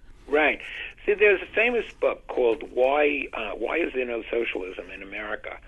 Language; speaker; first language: English; native; English